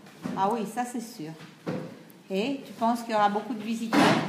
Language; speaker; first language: French; non-native, fluent; Romanian